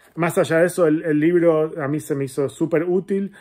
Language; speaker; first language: Spanish; native; Spanish